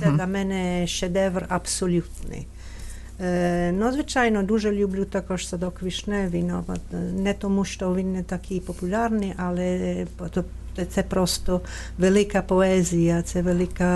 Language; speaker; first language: Ukrainian; non-native, fluent; Italian